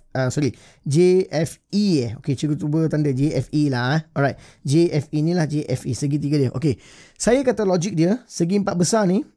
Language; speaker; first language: Malay; native; Malay